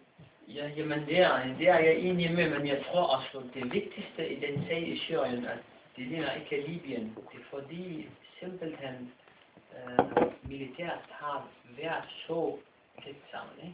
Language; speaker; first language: Danish; non-native, fluent; Arabic